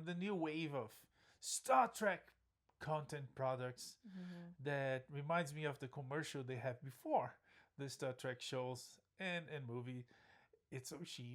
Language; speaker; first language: English; non-native, fluent; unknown